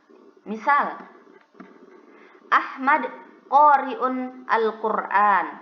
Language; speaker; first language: Arabic; non-native, fluent; Indonesian